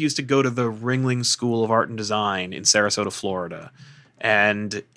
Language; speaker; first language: English; native; English